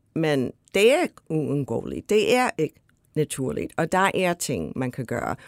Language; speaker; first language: Danish; non-native, fluent; English